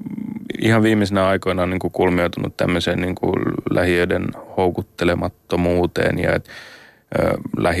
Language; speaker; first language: Finnish; native; Finnish